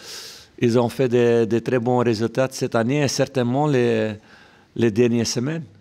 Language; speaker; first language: French; non-native, local second language; Dutch